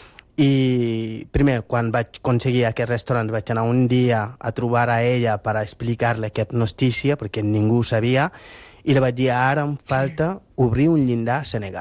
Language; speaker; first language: Catalan; non-native, fluent; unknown